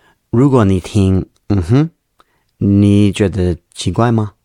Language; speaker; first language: Chinese; non-native, learner; English